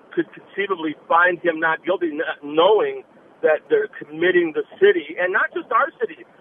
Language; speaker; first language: English; native; English